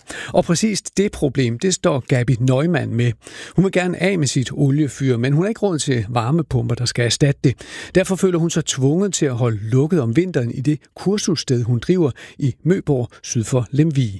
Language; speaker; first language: Danish; native; Danish